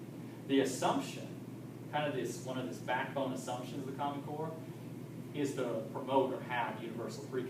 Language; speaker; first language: English; native; English